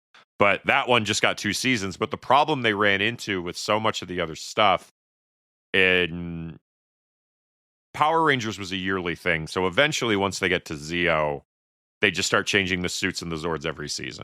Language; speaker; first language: English; native; English